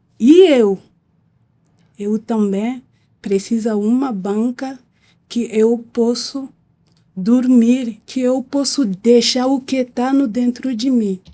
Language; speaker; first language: Portuguese; non-native, learner; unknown